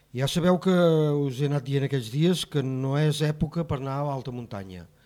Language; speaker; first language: Catalan; native; Catalan